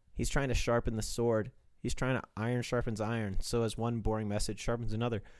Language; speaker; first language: English; native; English